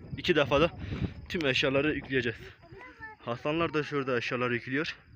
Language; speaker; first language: Turkish; non-native, local second language; Kurdish